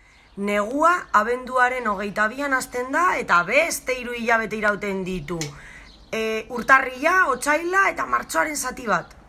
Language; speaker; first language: Basque; non-native, local second language; Spanish